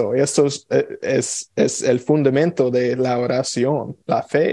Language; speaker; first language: Spanish; non-native, fluent; English